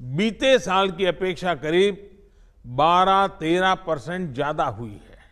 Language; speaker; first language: Hindi; non-native, local second language; Gujarati